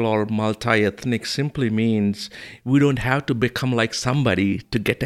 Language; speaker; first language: English; non-native, local second language; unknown